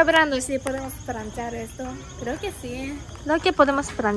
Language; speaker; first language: Spanish; non-native, learner; Japanese